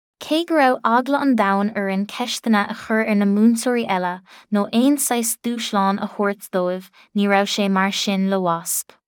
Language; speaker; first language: Irish; non-native, local second language; English